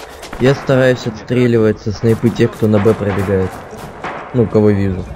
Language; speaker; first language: Russian; native; Russian